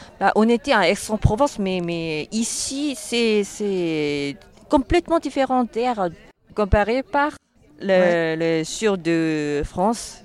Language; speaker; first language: French; non-native, learner; Korean